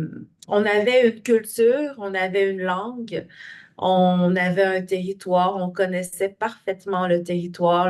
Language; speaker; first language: French; native; French